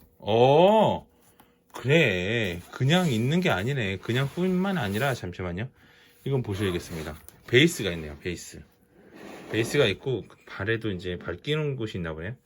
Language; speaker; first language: Korean; native; Korean